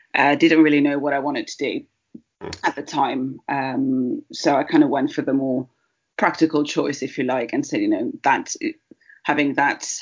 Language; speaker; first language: English; early bilingual, heritage; Spanish